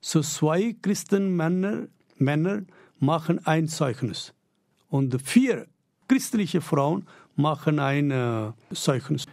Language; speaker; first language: German; non-native, learner; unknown